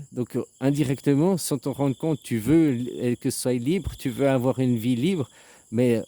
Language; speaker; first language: French; native; French